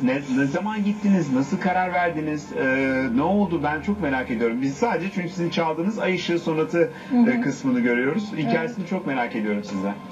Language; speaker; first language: Turkish; native; Turkish